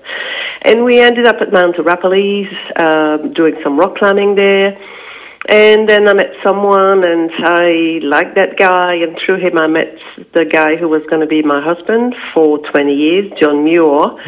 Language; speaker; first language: English; non-native, fluent; French